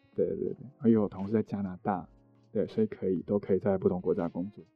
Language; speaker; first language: Chinese; native; Chinese